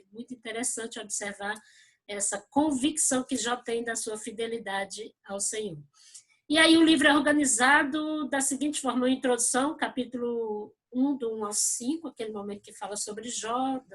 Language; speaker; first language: Portuguese; native; Portuguese